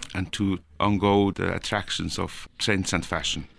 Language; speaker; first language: English; non-native, fluent; Norwegian